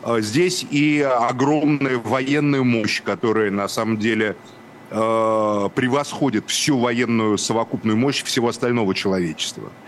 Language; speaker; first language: Russian; native; Russian